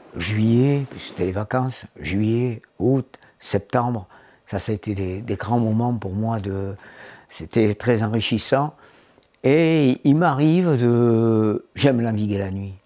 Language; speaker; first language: French; native; French